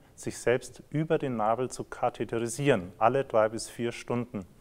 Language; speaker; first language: German; native; German